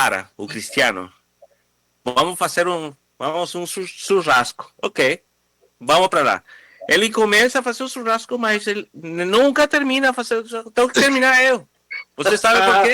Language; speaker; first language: Portuguese; non-native, learner; Spanish